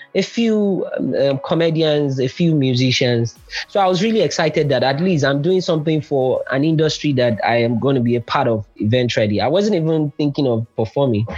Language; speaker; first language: English; non-native, local second language; Yoruba